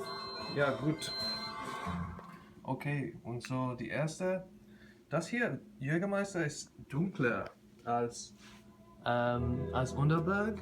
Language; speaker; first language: German; non-native, learner; English